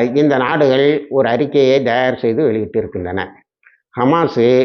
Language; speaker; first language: Tamil; native; Tamil